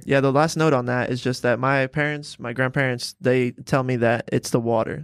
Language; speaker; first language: English; native; English